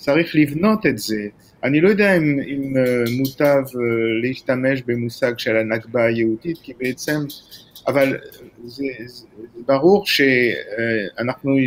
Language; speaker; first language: Hebrew; non-native, fluent; French